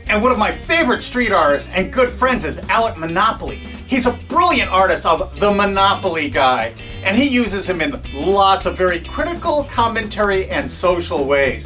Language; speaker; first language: English; native; English